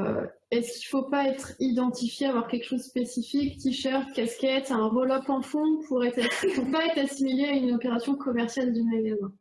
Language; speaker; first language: French; native; French